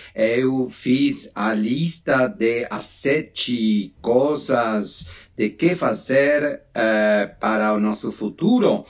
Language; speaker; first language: Portuguese; non-native, learner; Spanish